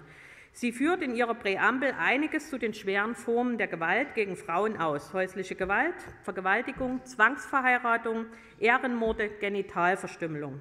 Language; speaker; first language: German; native; German